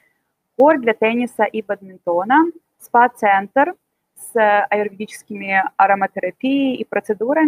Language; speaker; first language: Russian; native; Russian